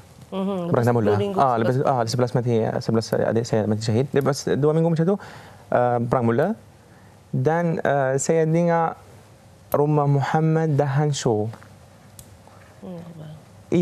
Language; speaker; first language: Indonesian; non-native, fluent; Arabic